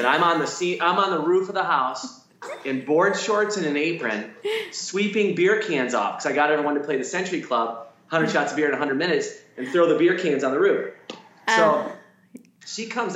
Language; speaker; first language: English; native; English